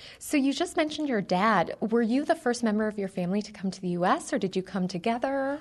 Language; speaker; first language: English; native; English